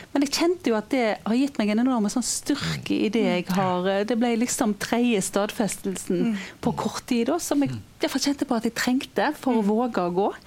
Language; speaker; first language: Norwegian; native; Norwegian